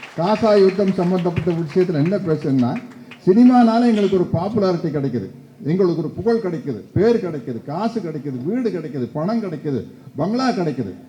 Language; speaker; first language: Tamil; native; Tamil